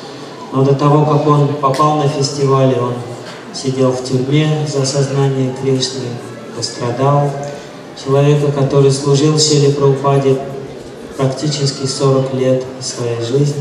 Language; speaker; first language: Russian; native; Russian